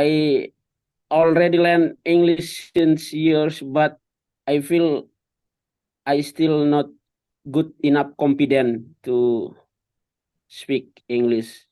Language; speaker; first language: English; non-native, learner; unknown